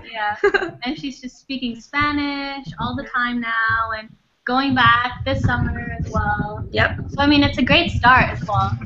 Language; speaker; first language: English; non-native, fluent; Thai